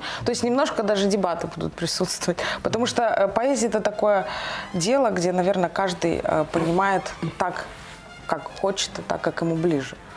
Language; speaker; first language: Russian; native; Russian